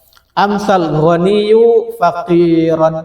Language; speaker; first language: Arabic; non-native, fluent; Indonesian